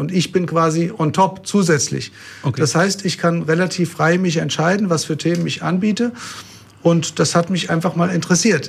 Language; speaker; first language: German; native; German